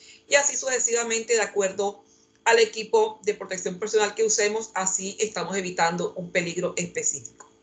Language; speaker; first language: Spanish; native; Spanish